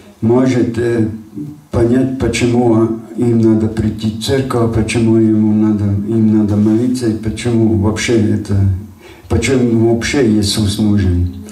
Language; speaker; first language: Russian; non-native, local second language; Latvian